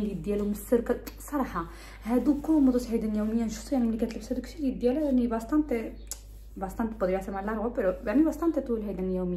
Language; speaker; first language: Arabic; early bilingual, heritage; Arabic